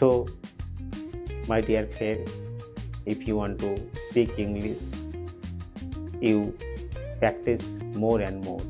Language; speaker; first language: English; non-native, learner; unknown